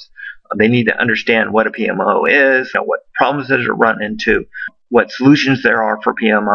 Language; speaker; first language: English; native; English